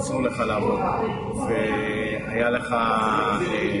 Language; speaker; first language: Hebrew; native; Hebrew